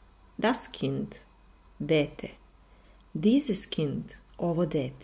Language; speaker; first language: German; non-native, fluent; Serbian